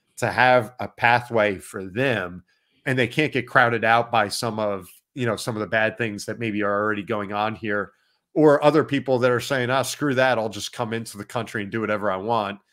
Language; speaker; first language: English; native; English